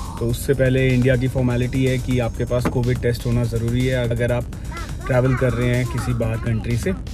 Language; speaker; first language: Hindi; native; Hindi